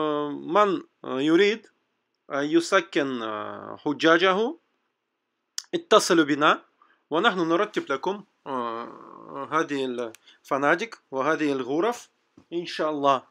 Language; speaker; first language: Arabic; non-native, fluent; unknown